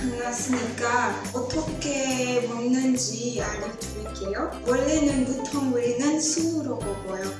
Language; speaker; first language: Korean; non-native, learner; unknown